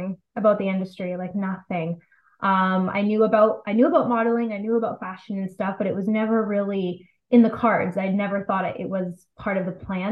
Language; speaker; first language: English; native; English